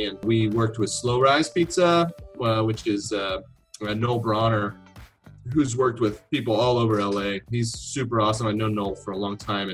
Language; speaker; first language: English; native; English